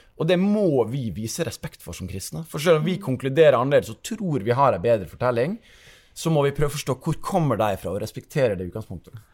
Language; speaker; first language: Norwegian; native; Norwegian